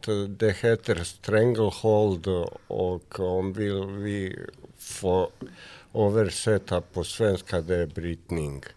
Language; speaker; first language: Swedish; non-native, fluent; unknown